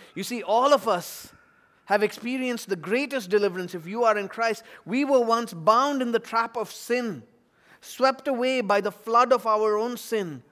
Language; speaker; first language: English; non-native, local second language; Tamil